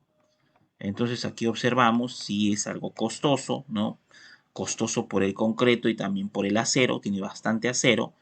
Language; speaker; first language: Spanish; native; Spanish